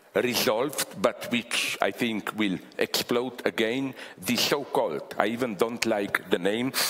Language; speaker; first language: English; non-native, fluent; Slovenian